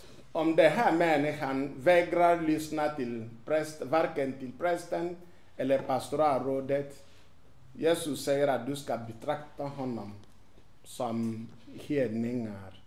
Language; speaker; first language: Swedish; non-native, fluent; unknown